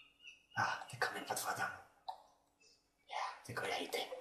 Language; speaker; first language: Polish; native; Polish